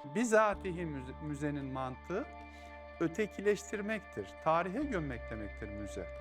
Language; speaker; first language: Turkish; native; Turkish